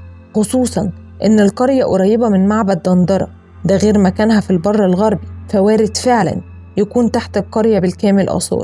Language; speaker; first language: Arabic; native; Arabic